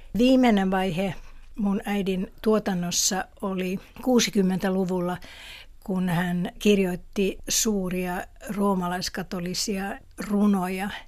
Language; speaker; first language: Finnish; non-native, local second language; Swedish